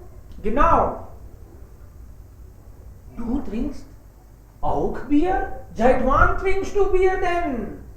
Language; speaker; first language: German; non-native, fluent; Hindi